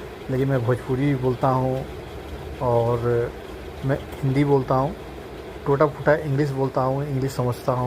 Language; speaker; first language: Hindi; non-native, local second language; Bhojpuri